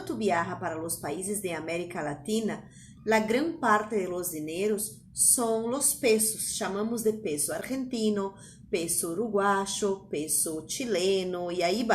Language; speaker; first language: Spanish; non-native, fluent; Portuguese